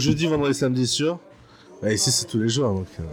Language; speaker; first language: French; native; French